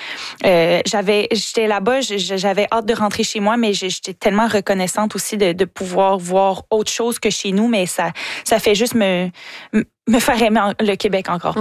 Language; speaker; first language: French; native; French